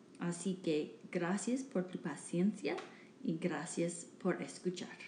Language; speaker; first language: Spanish; non-native, learner; English